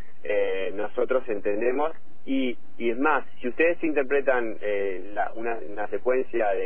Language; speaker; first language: Spanish; native; Spanish